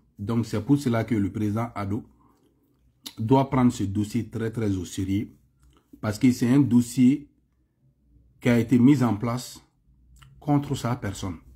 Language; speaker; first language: French; non-native, local second language; Bambara